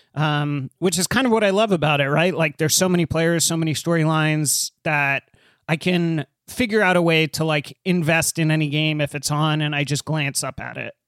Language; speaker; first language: English; native; English